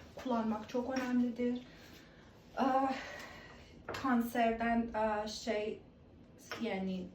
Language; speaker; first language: Turkish; non-native, fluent; Persian